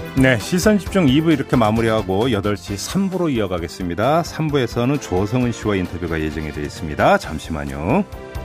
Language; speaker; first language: Korean; native; Korean